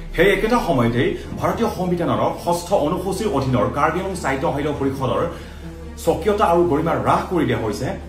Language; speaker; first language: Assamese; non-native, local second language; Karbi